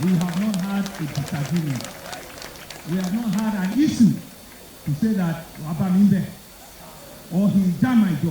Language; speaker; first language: English; non-native, local second language; Yoruba